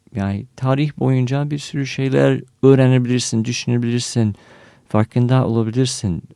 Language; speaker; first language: Turkish; non-native, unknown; English